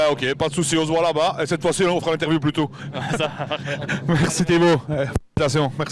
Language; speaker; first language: French; native; French